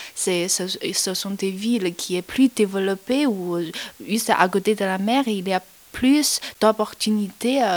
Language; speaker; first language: French; non-native, fluent; Chinese